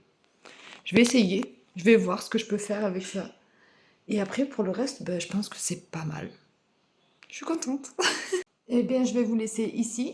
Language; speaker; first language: French; native; French